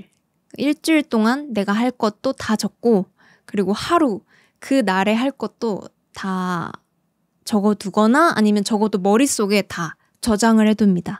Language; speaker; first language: Korean; native; Korean